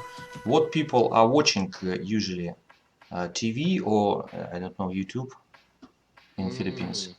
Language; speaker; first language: English; non-native, learner; Russian